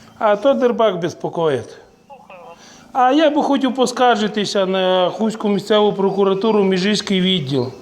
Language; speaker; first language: Ukrainian; native; Ukrainian